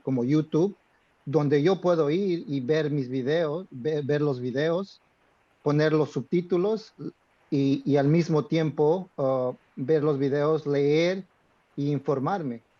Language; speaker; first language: Spanish; non-native, fluent; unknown